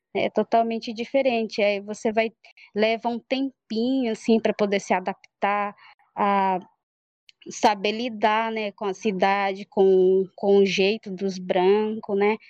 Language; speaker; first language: Portuguese; non-native, local second language; Guarani